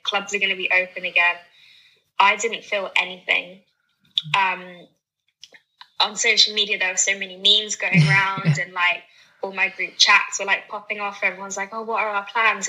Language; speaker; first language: English; native; English